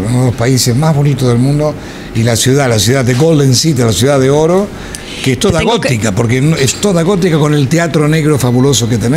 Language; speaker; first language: Spanish; native; Spanish